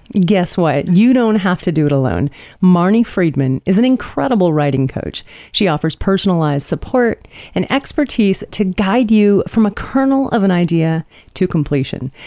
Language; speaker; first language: English; native; English